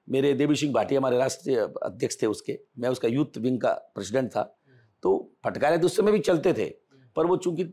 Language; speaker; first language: Hindi; native; Hindi